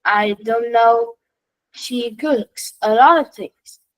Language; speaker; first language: English; non-native, learner; Vietnamese